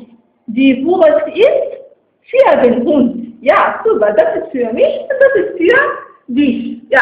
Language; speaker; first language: German; non-native, fluent; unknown